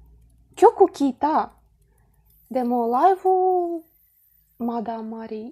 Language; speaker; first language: Japanese; non-native, learner; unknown